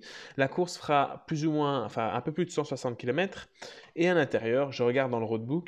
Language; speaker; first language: French; native; French